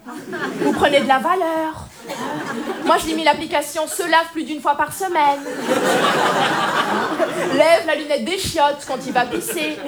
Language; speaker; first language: French; native; French